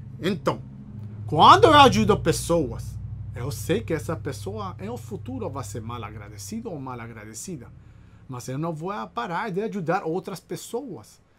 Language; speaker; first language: Portuguese; non-native, learner; Spanish